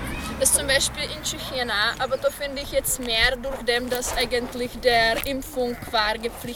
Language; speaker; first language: German; non-native, fluent; Czech